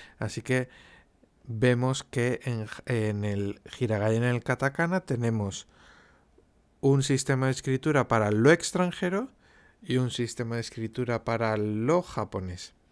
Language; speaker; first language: Spanish; native; Spanish